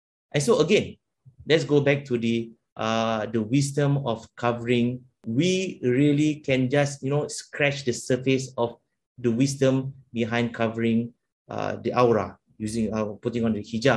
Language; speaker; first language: English; non-native, local second language; Malay